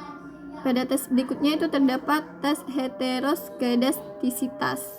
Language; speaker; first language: Indonesian; native; Indonesian